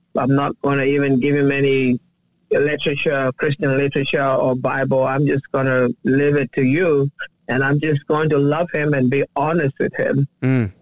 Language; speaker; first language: English; non-native, local second language; Ganda